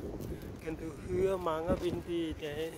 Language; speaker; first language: Danish; non-native, learner; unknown